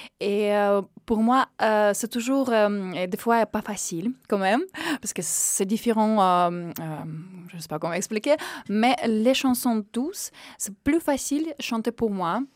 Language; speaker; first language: French; non-native, fluent; Russian